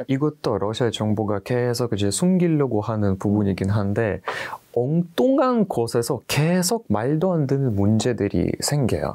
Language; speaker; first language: Korean; non-native, fluent; Russian